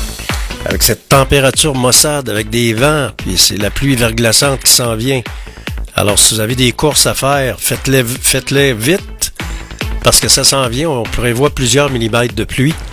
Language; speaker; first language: French; native; French